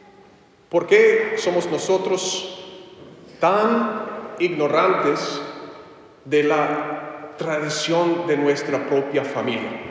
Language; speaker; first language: Spanish; non-native, fluent; English